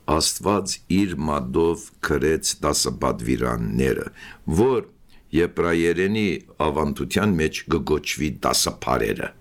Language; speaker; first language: Armenian; early bilingual, heritage; Armenian